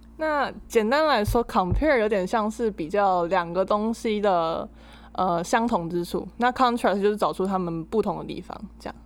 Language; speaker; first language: Chinese; native; Chinese